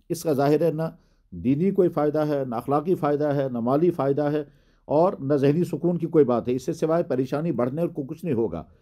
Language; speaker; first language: Urdu; non-native, local second language; Kashmiri